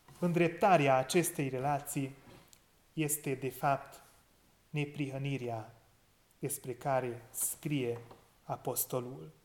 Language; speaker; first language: Romanian; non-native, local second language; Hungarian